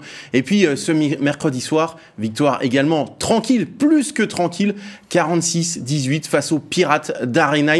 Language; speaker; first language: French; native; French